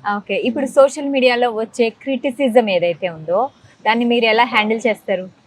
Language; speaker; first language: Telugu; native; Telugu